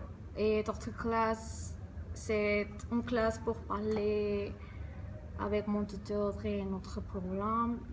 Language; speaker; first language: French; non-native, learner; Spanish